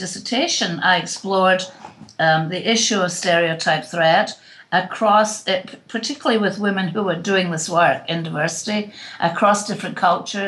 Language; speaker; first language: English; native; English